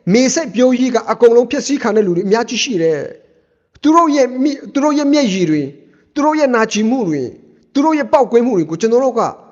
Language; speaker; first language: Burmese; native; Burmese